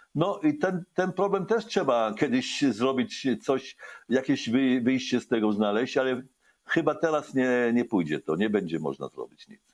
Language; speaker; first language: Polish; early bilingual, heritage; Hebrew